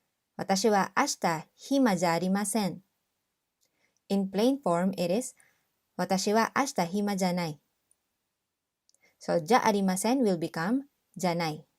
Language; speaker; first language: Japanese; non-native, fluent; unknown